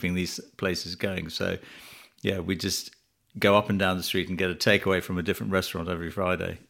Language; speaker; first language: English; early bilingual, other home language; Tamil